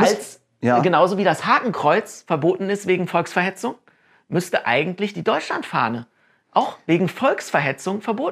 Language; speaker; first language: German; native; German